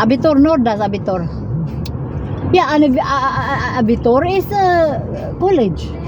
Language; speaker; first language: German; non-native, learner; Cebuano